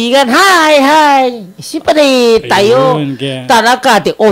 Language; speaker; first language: Filipino; non-native, learner; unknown